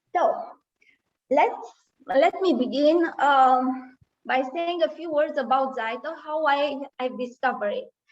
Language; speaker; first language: English; non-native, fluent; Romanian